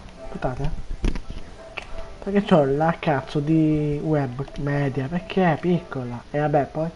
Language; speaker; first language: Italian; native; Italian